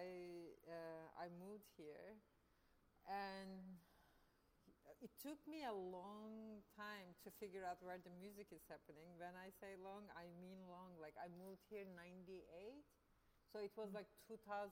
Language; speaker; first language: English; non-native, fluent; Turkish